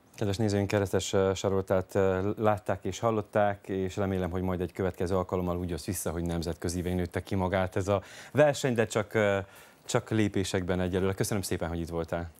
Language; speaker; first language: Hungarian; native; Hungarian